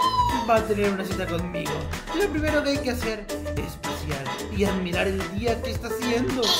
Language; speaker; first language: Spanish; native; Spanish